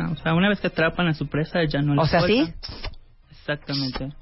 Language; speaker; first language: Spanish; native; Spanish